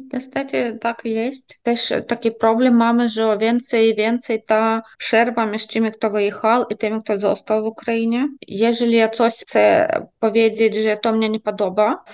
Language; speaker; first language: Polish; non-native, fluent; Ukrainian